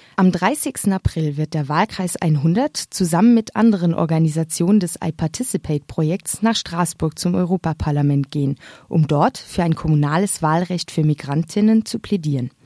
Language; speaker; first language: German; native; German